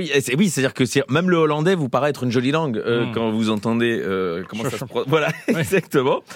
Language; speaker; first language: French; native; French